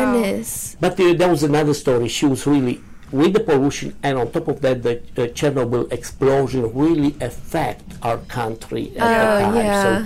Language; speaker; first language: English; non-native, learner; Romanian